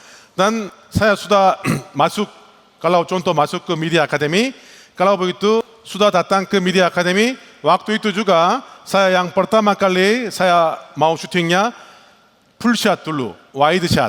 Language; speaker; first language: Indonesian; non-native, learner; Korean